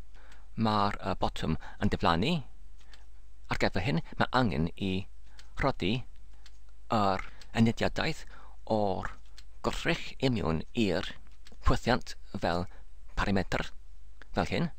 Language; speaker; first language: Welsh; non-native, learner; English